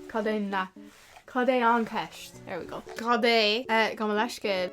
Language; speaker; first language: Irish; non-native, local second language; English